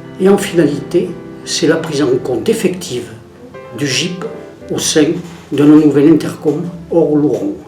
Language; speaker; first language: French; native; French